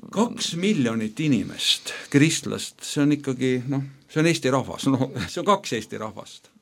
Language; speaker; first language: Estonian; native; Estonian